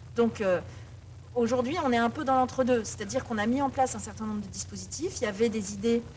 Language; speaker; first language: French; native; French